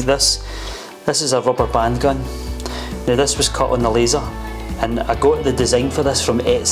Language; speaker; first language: English; native; English